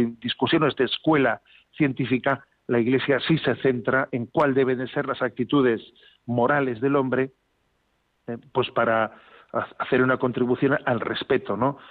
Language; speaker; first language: Spanish; native; Spanish